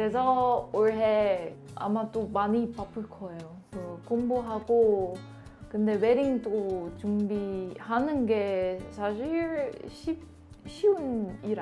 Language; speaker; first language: Korean; non-native, learner; Dutch